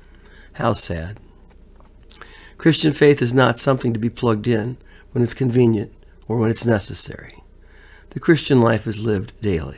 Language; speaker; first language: English; native; English